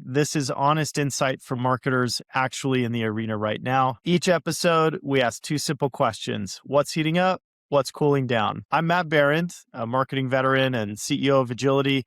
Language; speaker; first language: English; native; English